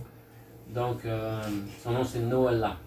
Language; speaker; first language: French; native; French